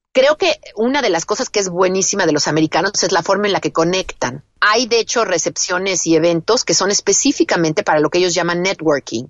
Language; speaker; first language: Spanish; native; Spanish